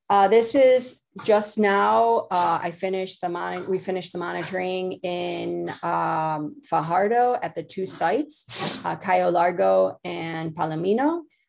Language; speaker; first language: English; native; English